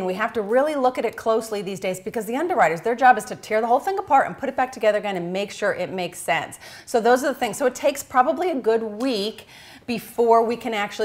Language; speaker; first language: English; native; English